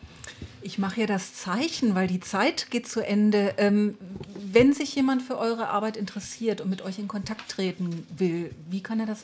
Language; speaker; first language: German; native; German